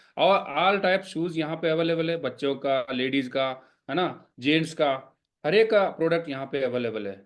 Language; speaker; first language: Hindi; non-native, local second language; Kannada